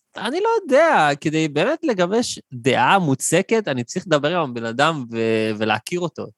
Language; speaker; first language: Hebrew; native; Hebrew